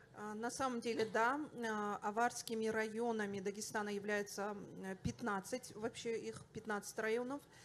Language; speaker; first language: Russian; non-native, local second language; Avaric